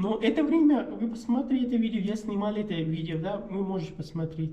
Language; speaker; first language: Russian; non-native, learner; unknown